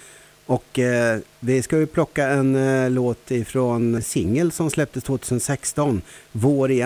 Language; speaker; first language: Swedish; native; Swedish